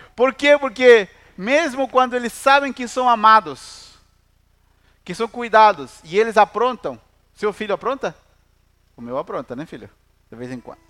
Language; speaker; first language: Portuguese; non-native, fluent; Spanish